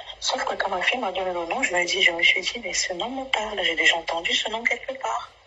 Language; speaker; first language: French; non-native, local second language; Basaa